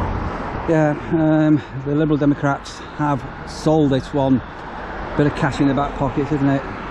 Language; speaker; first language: English; native; English